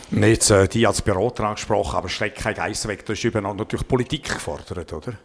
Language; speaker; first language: German; native; German